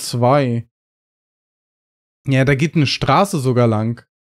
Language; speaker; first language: German; native; German